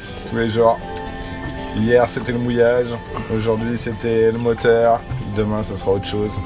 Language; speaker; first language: French; native; French